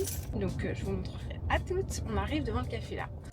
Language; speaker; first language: French; native; French